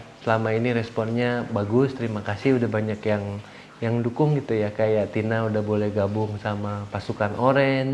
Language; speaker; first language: Indonesian; native; Indonesian